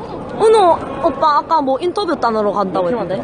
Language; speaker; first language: Korean; native; Korean